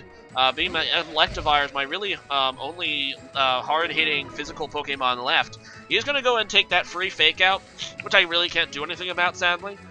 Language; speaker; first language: English; native; English